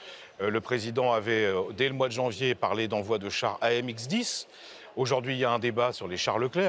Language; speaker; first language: French; native; French